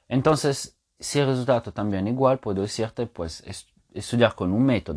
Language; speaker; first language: Spanish; non-native, fluent; Italian